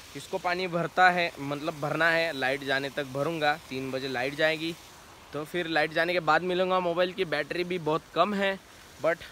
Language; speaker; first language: Hindi; non-native, local second language; Marathi